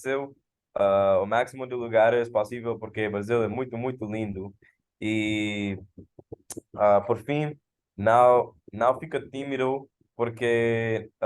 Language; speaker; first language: Portuguese; non-native, learner; English